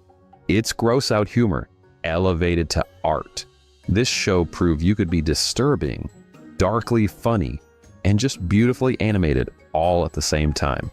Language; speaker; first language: English; native; English